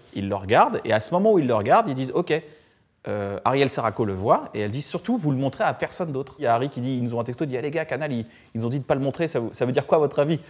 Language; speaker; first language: French; native; French